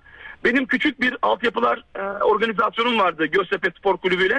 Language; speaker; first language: Turkish; native; Turkish